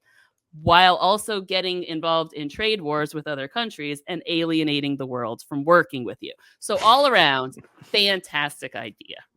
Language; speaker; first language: English; native; English